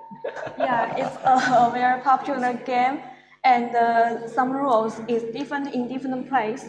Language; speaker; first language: English; non-native, fluent; Chinese